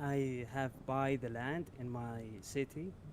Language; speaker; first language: English; non-native, learner; Arabic